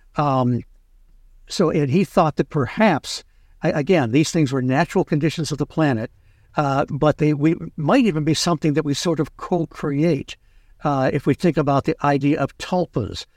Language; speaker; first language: English; native; English